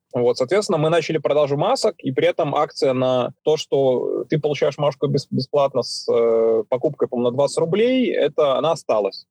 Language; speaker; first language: Russian; native; Russian